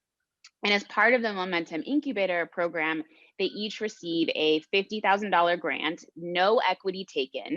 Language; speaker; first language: English; native; English